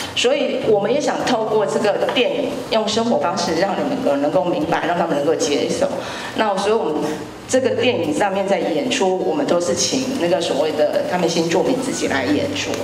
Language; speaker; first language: Chinese; native; Chinese